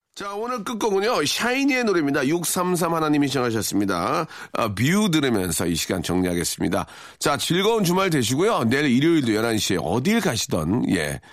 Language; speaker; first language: Korean; native; Korean